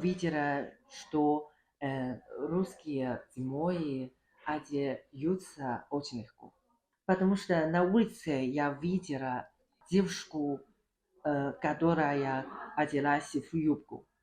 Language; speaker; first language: Russian; non-native, learner; Chinese